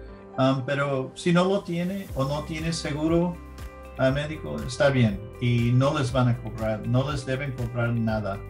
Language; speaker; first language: Spanish; early bilingual, heritage; English